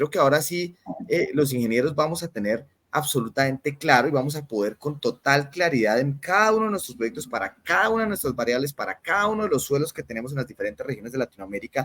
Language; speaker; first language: Spanish; native; Spanish